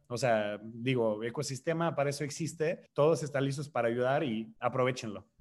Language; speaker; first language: Spanish; non-native, fluent; Russian